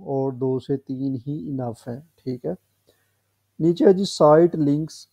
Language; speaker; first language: Urdu; non-native, local second language; Punjabi